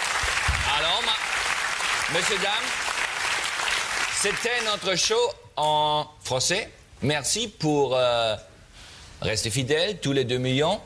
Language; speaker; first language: French; non-native, learner; German